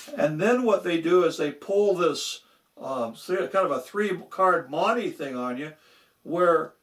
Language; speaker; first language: English; native; English